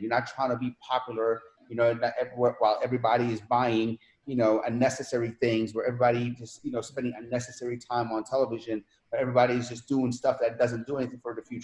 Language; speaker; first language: English; non-native, fluent; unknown